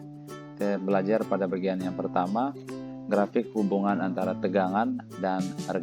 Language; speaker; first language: Indonesian; native; Indonesian